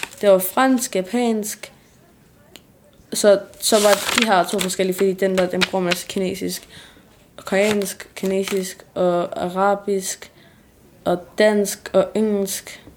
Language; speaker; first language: Danish; early bilingual, other home language; Arabic